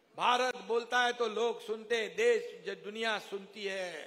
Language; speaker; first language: Hindi; non-native, local second language; Marathi